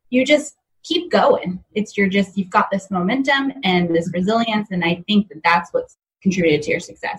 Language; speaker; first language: English; native; English